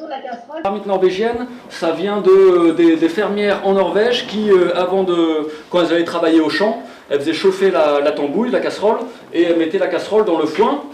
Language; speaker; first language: French; native; French